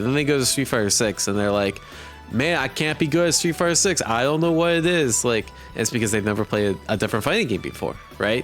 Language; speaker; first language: English; native; English